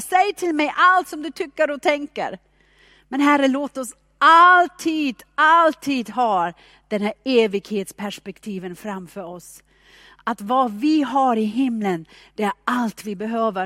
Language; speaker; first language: Swedish; non-native, fluent; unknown